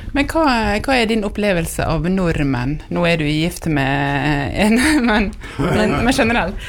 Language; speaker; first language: Norwegian; native; Norwegian